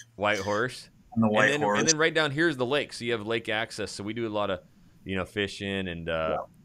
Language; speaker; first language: English; native; English